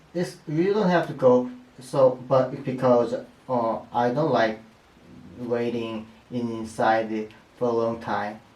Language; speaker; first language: English; non-native, learner; Korean